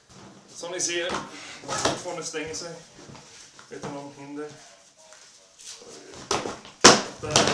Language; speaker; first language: Swedish; non-native, local second language; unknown